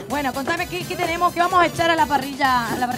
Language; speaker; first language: Spanish; native; Spanish